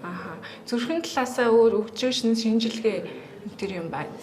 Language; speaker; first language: Mongolian; native; Mongolian